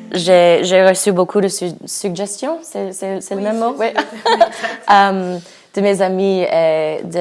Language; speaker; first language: French; non-native, learner; English